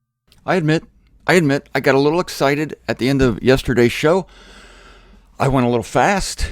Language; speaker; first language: English; native; English